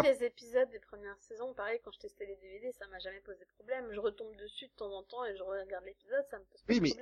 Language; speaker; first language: French; native; French